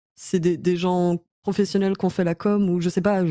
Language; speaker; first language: French; native; French